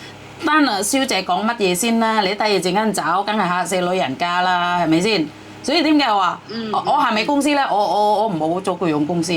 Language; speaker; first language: Cantonese; non-native, fluent; Indonesian